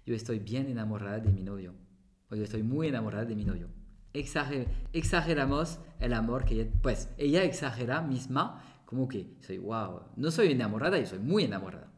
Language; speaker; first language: Spanish; non-native, fluent; French